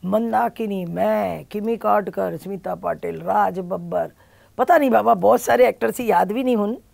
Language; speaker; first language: Punjabi; early bilingual, heritage; Punjabi